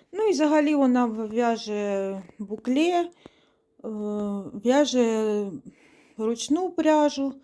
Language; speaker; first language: Ukrainian; non-native, local second language; Russian